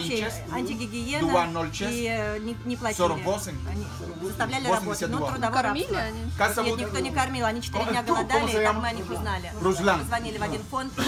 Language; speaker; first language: Russian; native; Russian